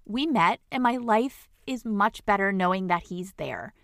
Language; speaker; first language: English; native; English